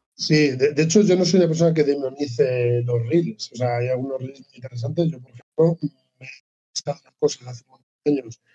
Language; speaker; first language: Spanish; native; Spanish